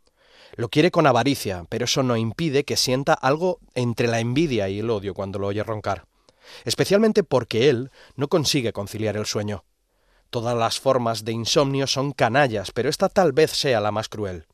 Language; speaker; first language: Spanish; native; Spanish